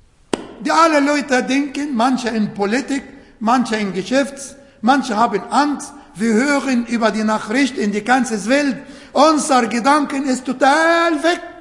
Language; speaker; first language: German; non-native, learner; Arabic